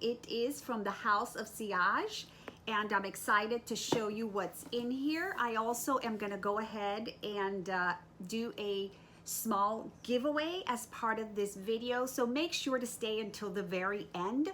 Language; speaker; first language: English; native; English